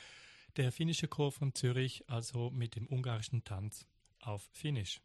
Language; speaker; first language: German; native; German